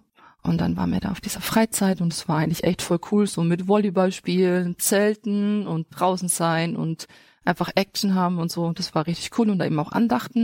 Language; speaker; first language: German; native; German